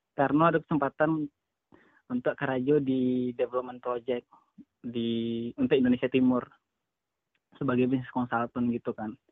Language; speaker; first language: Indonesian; non-native, local second language; Minangkabau